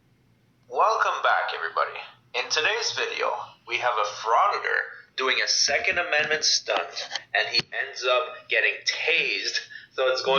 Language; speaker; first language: English; native; English